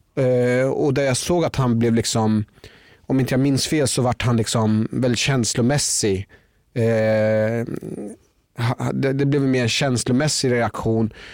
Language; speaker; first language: Swedish; early bilingual, other home language; Persian